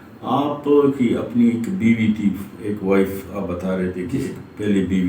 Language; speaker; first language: Urdu; native; Urdu